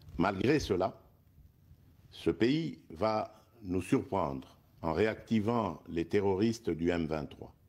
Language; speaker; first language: French; non-native, local second language; Luba-Lulua